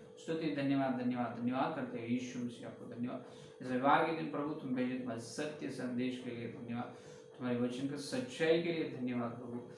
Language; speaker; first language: Hindi; non-native, local second language; Telugu